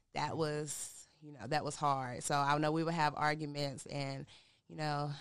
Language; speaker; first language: English; native; English